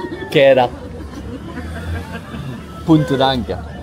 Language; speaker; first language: Spanish; non-native, learner; Swedish